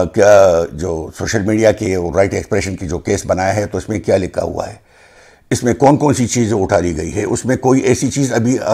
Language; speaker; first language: Urdu; non-native, local second language; Pashto